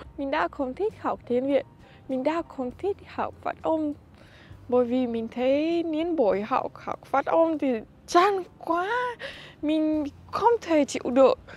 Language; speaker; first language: Vietnamese; non-native, fluent; Russian